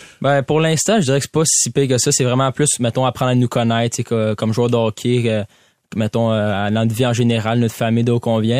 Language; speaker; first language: French; native; French